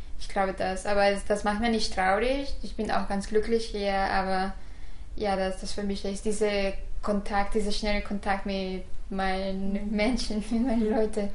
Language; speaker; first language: German; non-native, fluent; Spanish